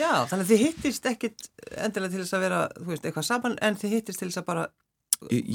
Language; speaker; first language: Icelandic; native; Icelandic